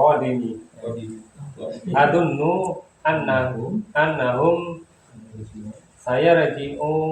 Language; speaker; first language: Arabic; non-native, learner; Indonesian